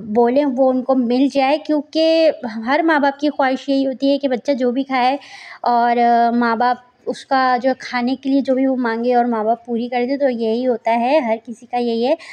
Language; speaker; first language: Hindi; native; Hindi